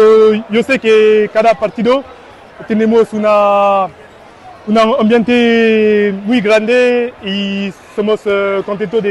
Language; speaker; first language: Spanish; non-native, learner; French